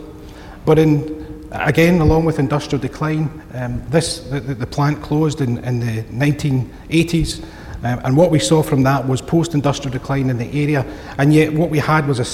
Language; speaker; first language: English; native; English